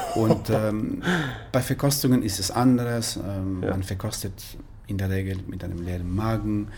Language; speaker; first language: German; non-native, fluent; Italian